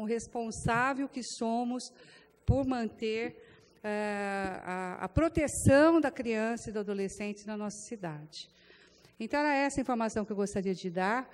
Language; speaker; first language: Portuguese; native; Portuguese